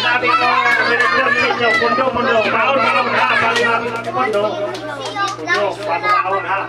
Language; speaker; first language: Filipino; non-native, local second language; Bikol